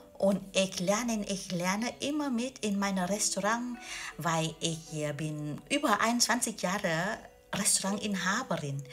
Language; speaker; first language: German; non-native, learner; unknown